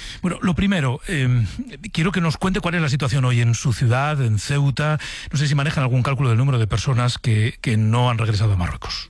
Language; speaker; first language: Spanish; native; Spanish